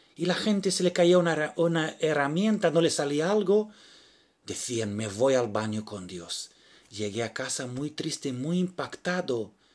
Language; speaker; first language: Spanish; non-native, fluent; Romanian